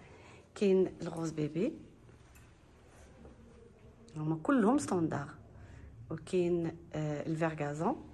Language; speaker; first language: Arabic; native; Arabic